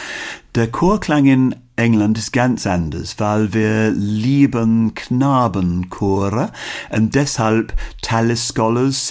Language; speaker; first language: German; non-native, learner; English